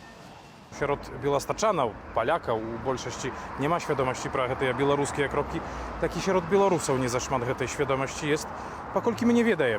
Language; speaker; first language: Polish; non-native, learner; Belarusian